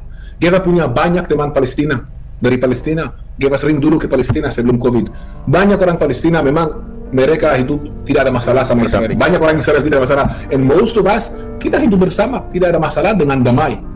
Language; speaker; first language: Indonesian; non-native, fluent; Hebrew